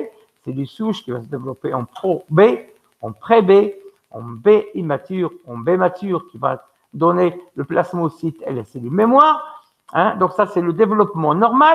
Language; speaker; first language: French; non-native, local second language; Arabic